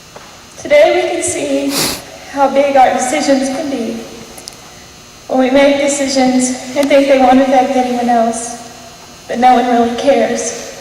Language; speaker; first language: English; native; English